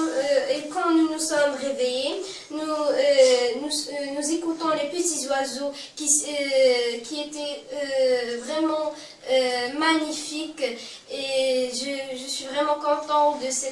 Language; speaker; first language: French; non-native, local second language; Arabic